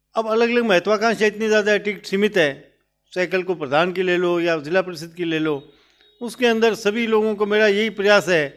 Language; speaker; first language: Hindi; native; Hindi